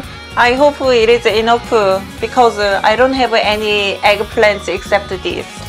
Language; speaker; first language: English; non-native, learner; Korean